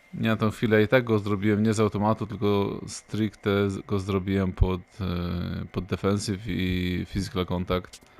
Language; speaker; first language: Polish; native; Polish